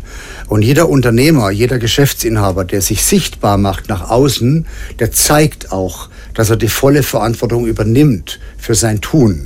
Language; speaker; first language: German; native; German